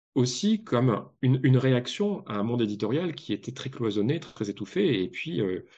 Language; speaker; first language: French; native; French